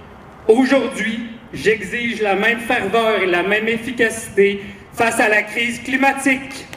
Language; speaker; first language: French; native; French